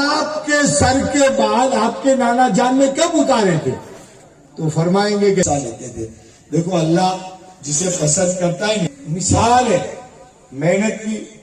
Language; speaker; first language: Urdu; non-native, local second language; Gujarati